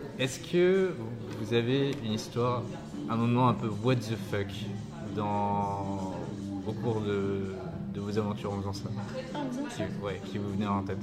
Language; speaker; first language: French; native; French